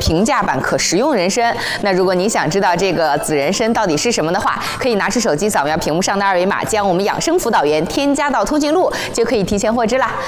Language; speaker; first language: Chinese; native; Chinese